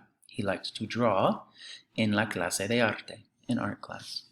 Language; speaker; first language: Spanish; non-native, fluent; English